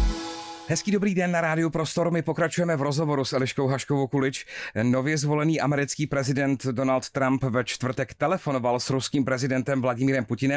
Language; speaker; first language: Czech; native; Czech